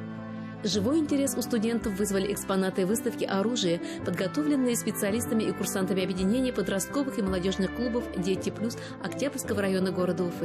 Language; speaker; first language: Russian; native; Russian